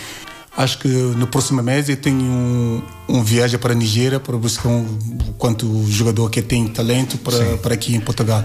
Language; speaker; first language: Portuguese; non-native, learner; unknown